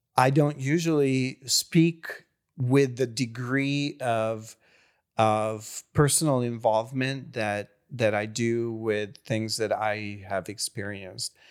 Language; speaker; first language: English; non-native, fluent; Hungarian